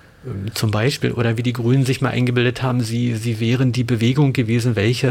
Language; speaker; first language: German; native; German